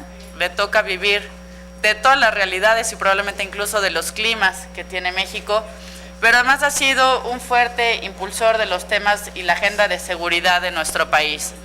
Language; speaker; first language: Spanish; native; Spanish